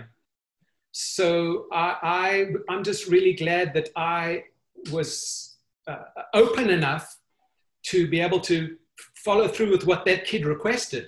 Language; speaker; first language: English; native; English